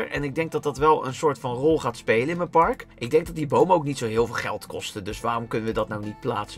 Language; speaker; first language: Dutch; native; Dutch